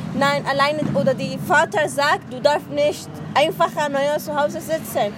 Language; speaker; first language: German; non-native, learner; Arabic